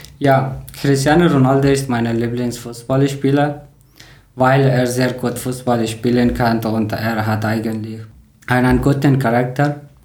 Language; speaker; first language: German; non-native, learner; Persian